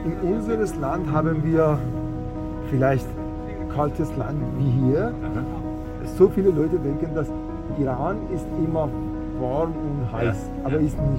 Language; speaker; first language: German; non-native, learner; Persian